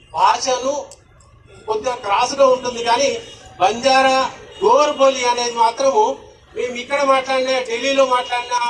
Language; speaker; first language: Telugu; non-native, local second language; Lambadi